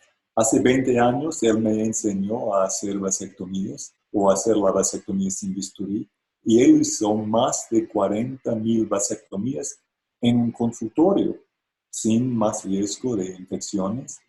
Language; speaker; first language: Spanish; non-native, fluent; English